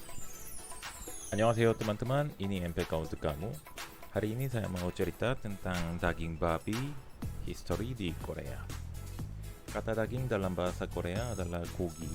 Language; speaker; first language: Indonesian; non-native, fluent; Korean